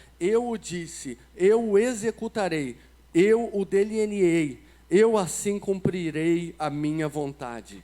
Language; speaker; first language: Portuguese; native; Portuguese